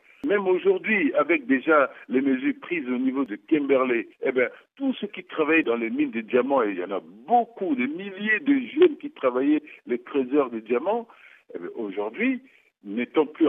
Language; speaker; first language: French; non-native, local second language; Sango